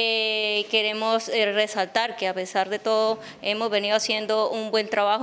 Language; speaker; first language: Spanish; native; Spanish